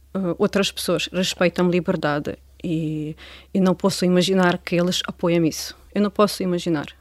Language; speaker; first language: Portuguese; non-native, fluent; Ukrainian